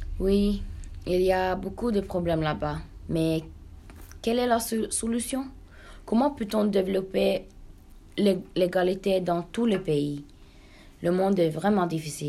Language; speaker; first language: French; non-native, learner; Norwegian